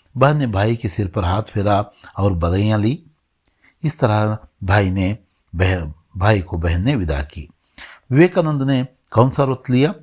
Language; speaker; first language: Hindi; non-native, local second language; Kannada